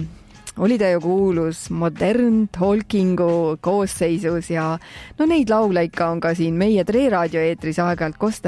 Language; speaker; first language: Estonian; native; Estonian